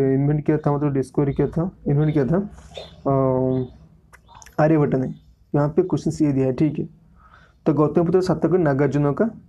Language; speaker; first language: Hindi; native; Hindi